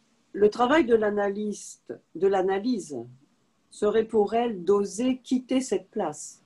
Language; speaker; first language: French; native; French